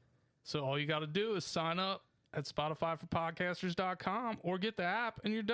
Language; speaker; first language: English; native; English